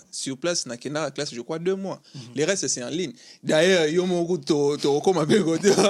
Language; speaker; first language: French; non-native, local second language; Lingala